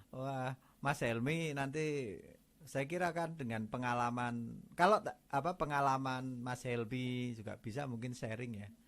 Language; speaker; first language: Indonesian; non-native, local second language; Javanese